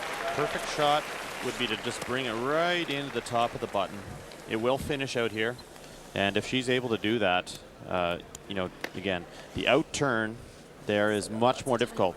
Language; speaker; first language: English; native; English